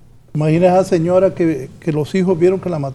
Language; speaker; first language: Spanish; native; Spanish